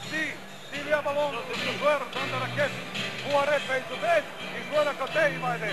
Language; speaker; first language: French; non-native, learner; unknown